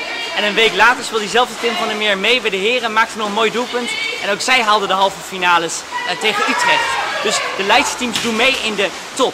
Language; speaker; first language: Dutch; native; Dutch